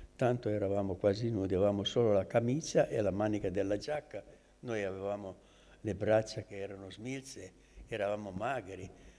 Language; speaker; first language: Italian; native; Italian